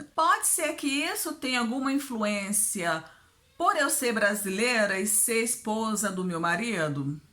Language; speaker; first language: Portuguese; native; Portuguese